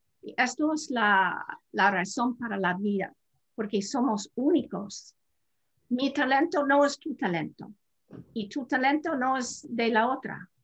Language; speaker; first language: Spanish; non-native, fluent; English